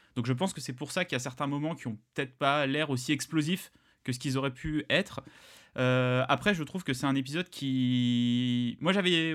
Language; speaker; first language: French; native; French